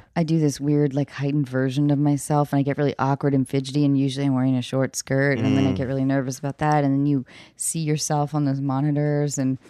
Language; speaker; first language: English; native; English